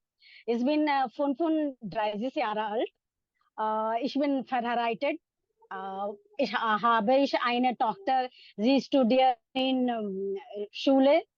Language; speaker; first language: German; non-native, learner; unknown